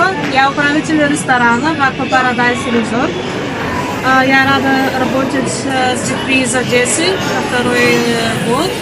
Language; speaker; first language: Russian; non-native, learner; Bulgarian